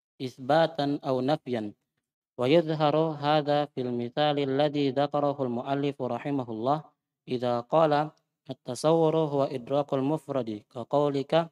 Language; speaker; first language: Arabic; non-native, fluent; Indonesian